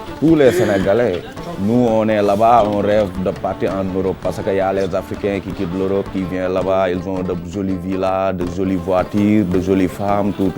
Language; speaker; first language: French; non-native, local second language; Wolof